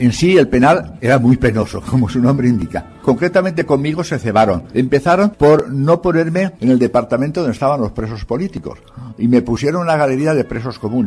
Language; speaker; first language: Spanish; native; Spanish